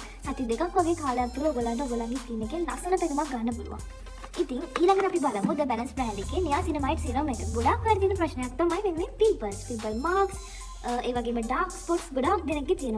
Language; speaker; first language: Sinhala; native; Sinhala